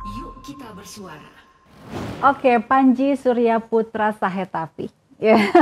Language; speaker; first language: Indonesian; native; Indonesian